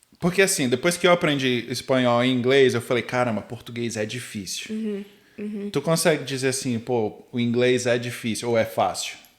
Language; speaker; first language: Portuguese; native; Portuguese